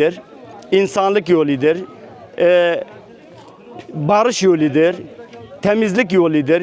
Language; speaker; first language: Turkish; non-native, local second language; Kurdish